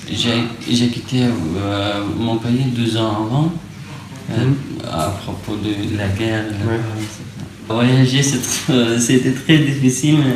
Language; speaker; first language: French; non-native, learner; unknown